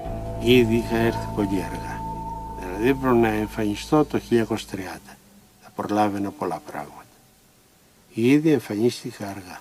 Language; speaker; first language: Greek; native; Greek